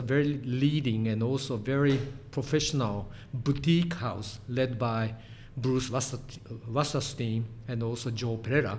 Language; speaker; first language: English; non-native, fluent; Japanese